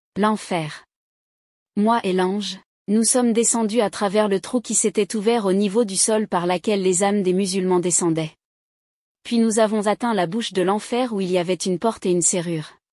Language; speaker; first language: French; non-native, local second language; Rundi